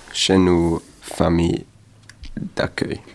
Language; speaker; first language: French; non-native, learner; Swedish